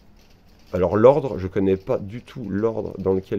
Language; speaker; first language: French; native; French